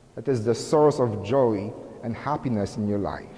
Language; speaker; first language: English; non-native, fluent; Polish